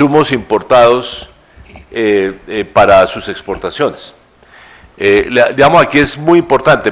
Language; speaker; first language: Spanish; native; Spanish